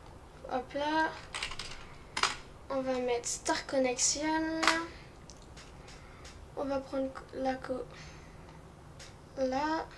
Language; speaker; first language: French; native; French